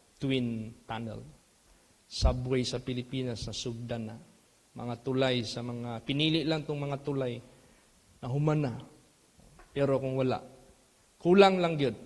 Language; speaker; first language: Cebuano; native; Cebuano